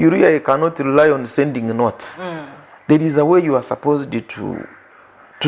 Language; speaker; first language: English; non-native, local second language; Nyankole